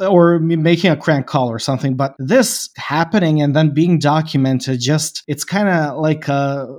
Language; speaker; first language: English; non-native, fluent; Bosnian